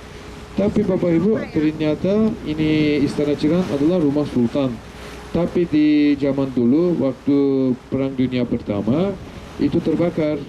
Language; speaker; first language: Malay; non-native, fluent; Turkish